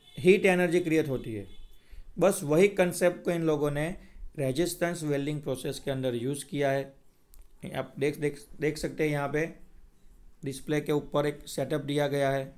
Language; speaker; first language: Hindi; non-native, local second language; Gujarati